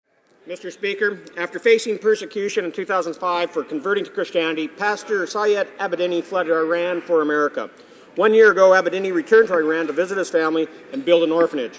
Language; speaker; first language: English; native; English